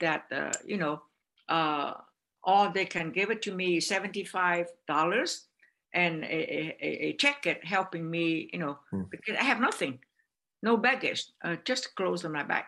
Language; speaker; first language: English; non-native, learner; Vietnamese